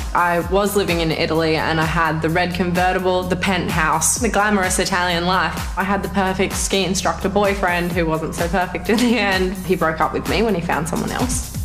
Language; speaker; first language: English; native; English